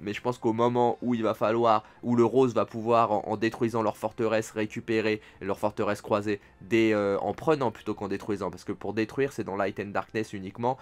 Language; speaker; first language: French; native; French